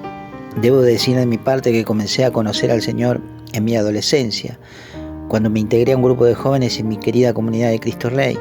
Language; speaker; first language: Spanish; native; Spanish